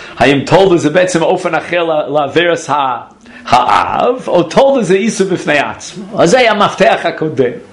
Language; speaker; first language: Hebrew; non-native, fluent; English